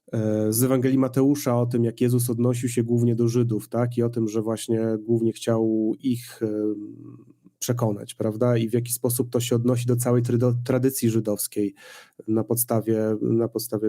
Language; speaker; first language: Polish; native; Polish